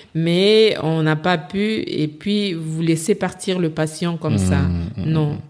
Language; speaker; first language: French; non-native, local second language; Lingala